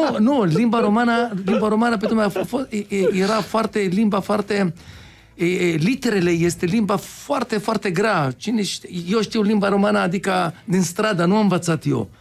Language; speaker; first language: Romanian; non-native, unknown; Hebrew